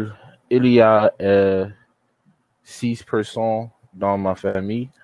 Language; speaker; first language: French; non-native, learner; English